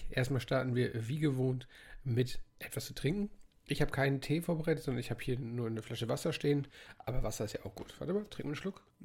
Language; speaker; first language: German; native; German